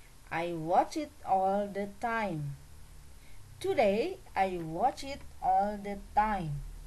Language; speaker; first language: English; non-native, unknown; Indonesian